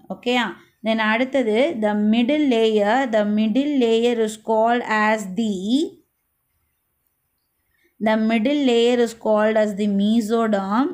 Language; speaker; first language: English; non-native, local second language; Tamil